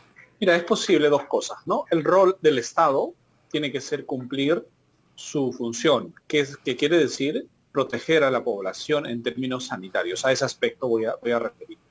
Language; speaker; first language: Spanish; native; Spanish